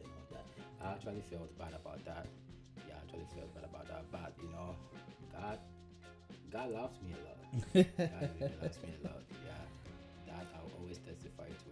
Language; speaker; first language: English; non-native, local second language; Akan